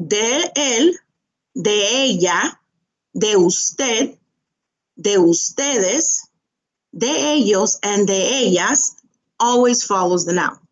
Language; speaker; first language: Spanish; non-native, fluent; English